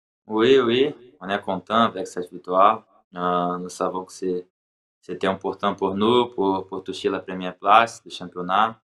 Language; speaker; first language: French; non-native, learner; Portuguese